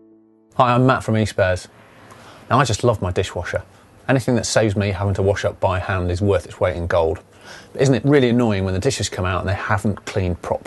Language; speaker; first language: English; native; English